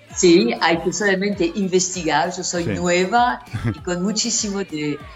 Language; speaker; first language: Spanish; non-native, learner; French